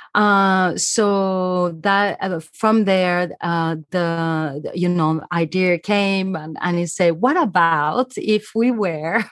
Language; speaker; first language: English; non-native, fluent; French